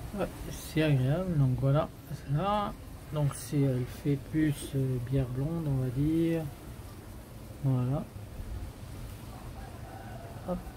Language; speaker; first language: French; native; French